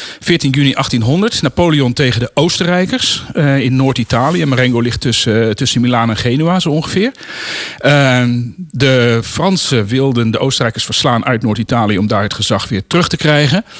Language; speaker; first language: Dutch; native; Dutch